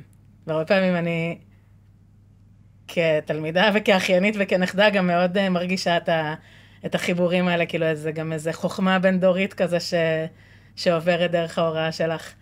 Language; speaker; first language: Hebrew; native; Hebrew